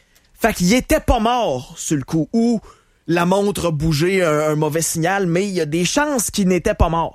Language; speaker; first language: French; native; French